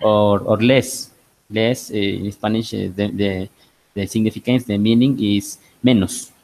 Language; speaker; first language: English; non-native, learner; Spanish